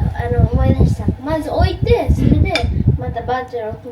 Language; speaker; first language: Japanese; native; Japanese